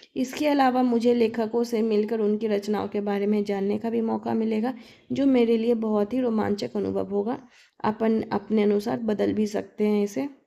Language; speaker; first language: Hindi; native; Hindi